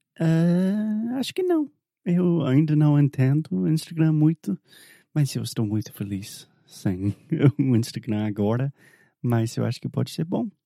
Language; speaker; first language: Portuguese; non-native, fluent; English